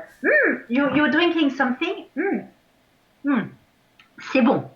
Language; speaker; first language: English; non-native, fluent; French